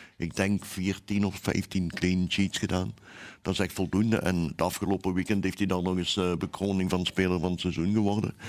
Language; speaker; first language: Dutch; native; Dutch